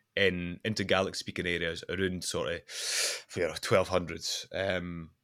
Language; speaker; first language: English; non-native, local second language; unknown